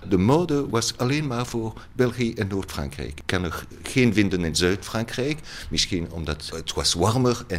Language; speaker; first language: Dutch; non-native, learner; French